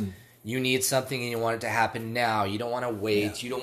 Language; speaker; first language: English; native; English